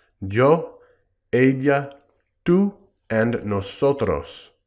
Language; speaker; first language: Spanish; non-native, fluent; English